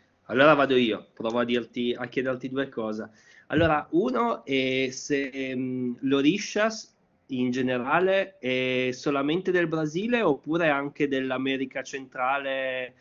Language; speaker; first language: Italian; native; Italian